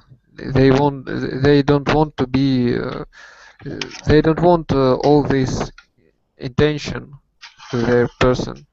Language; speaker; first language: English; non-native, learner; Russian